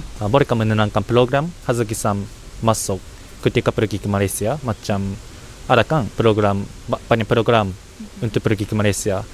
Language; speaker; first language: Malay; non-native, learner; Japanese